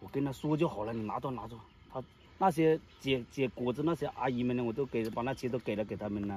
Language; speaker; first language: Chinese; non-native, local second language; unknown